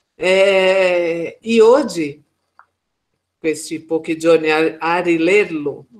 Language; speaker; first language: Italian; non-native, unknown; Portuguese